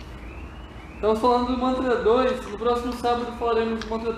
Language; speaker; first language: Portuguese; native; Portuguese